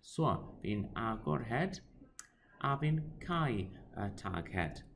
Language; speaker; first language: Welsh; non-native, local second language; English